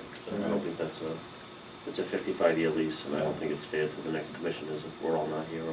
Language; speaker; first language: English; native; English